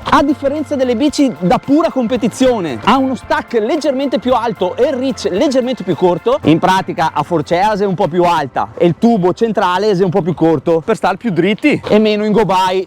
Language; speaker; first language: Italian; native; Italian